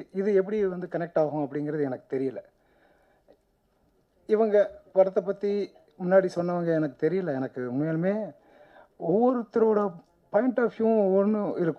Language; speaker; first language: Tamil; native; Tamil